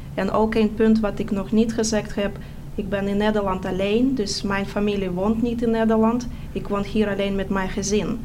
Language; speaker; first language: Dutch; non-native, fluent; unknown